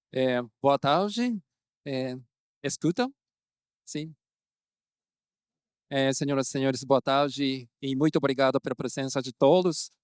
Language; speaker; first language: Portuguese; non-native, fluent; Japanese